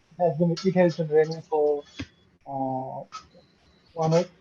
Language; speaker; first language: English; non-native, learner; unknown